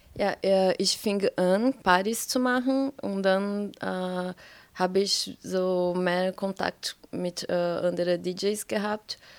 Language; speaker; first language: German; non-native, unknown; Portuguese